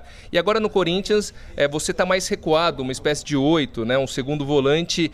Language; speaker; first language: Portuguese; native; Portuguese